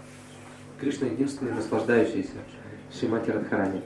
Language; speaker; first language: Russian; native; Russian